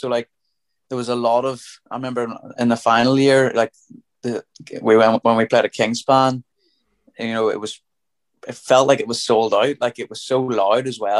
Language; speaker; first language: English; native; English